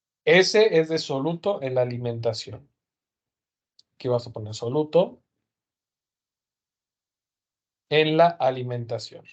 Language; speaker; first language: Spanish; native; Spanish